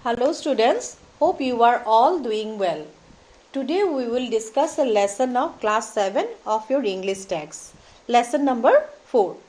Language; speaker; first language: English; non-native, local second language; Assamese